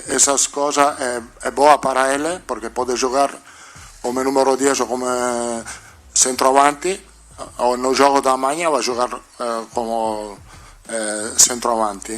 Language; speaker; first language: Portuguese; non-native, learner; Italian